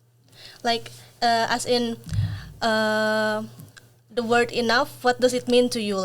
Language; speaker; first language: English; non-native, fluent; Dutch